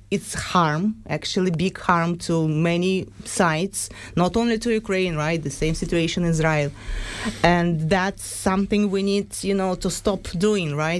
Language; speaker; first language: English; non-native, fluent; Ukrainian